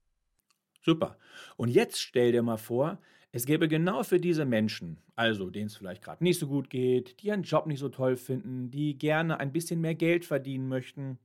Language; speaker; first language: German; native; German